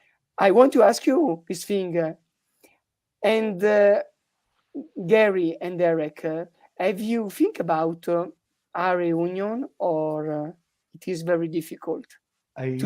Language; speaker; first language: English; non-native, learner; Italian